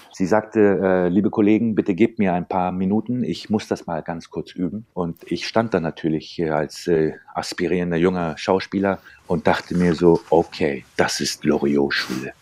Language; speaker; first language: German; early bilingual, other home language; Turkish